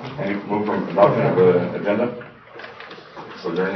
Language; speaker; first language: English; native; English